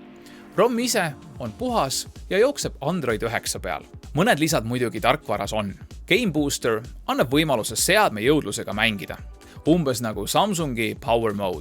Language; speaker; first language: Estonian; native; Estonian